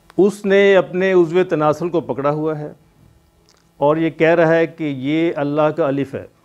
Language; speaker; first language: Urdu; non-native, local second language; Punjabi